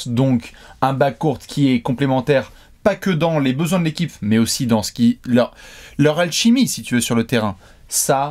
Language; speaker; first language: French; native; French